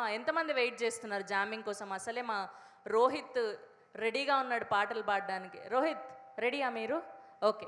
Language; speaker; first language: Telugu; native; Telugu